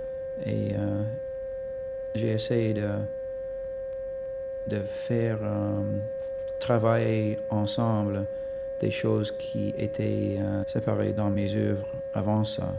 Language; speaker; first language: French; non-native, fluent; English